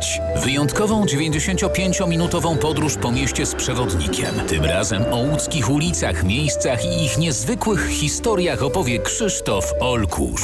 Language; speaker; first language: Polish; native; Polish